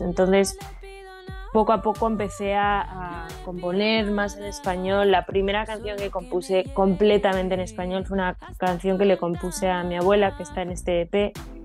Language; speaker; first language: Spanish; early bilingual, heritage; Spanish